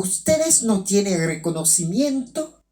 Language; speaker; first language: Spanish; non-native, local second language; Haitian Creole